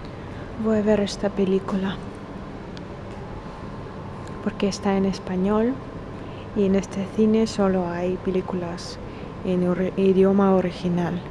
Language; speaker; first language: Spanish; non-native, fluent; Russian